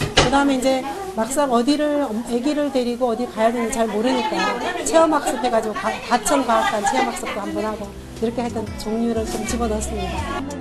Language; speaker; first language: Korean; native; Korean